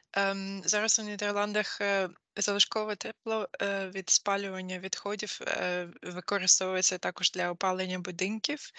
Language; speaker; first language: Ukrainian; non-native, fluent; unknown